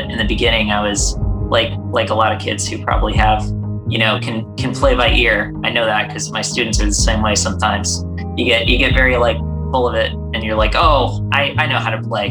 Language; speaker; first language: English; native; English